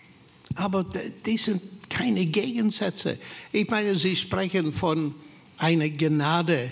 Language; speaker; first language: German; non-native, fluent; English